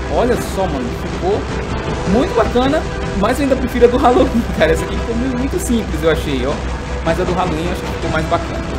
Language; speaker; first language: Portuguese; native; Portuguese